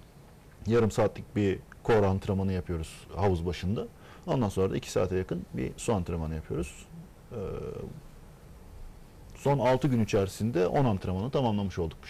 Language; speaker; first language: Turkish; native; Turkish